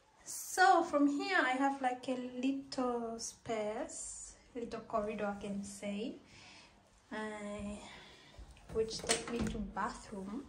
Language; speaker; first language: English; non-native, local second language; Swahili